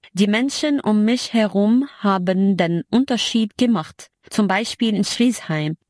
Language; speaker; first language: German; non-native, fluent; Arabic